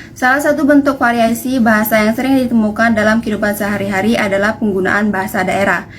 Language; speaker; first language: Indonesian; non-native, local second language; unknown